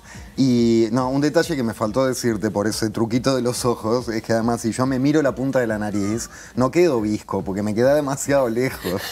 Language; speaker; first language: Spanish; native; Spanish